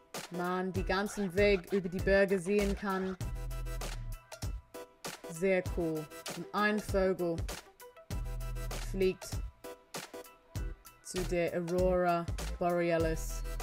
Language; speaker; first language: German; non-native, learner; English